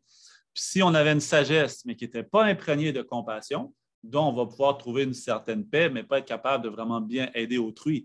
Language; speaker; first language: French; native; French